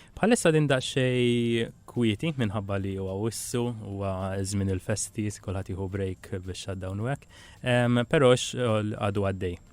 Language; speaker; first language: Maltese; native; Maltese